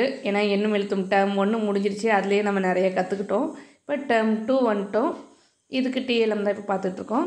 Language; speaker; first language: Tamil; native; Tamil